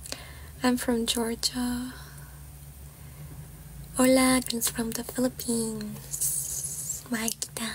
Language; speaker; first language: English; non-native, fluent; Georgian